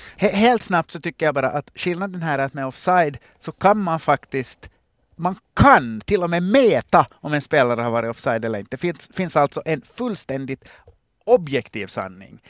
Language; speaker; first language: Swedish; native; Swedish